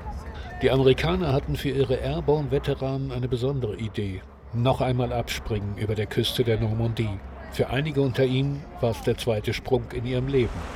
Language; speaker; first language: German; native; German